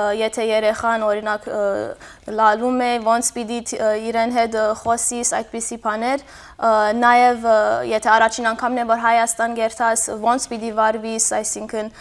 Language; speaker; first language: Armenian; early bilingual, heritage; Armenian